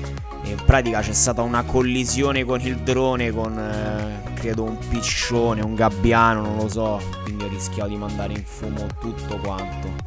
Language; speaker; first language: Italian; native; Italian